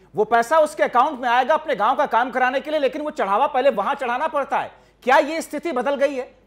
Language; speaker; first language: Hindi; native; Hindi